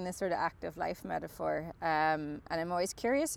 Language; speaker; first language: English; native; English